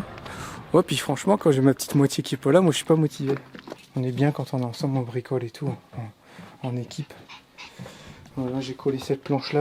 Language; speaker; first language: French; native; French